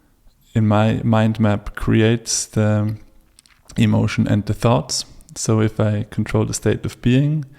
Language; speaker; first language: English; non-native, fluent; German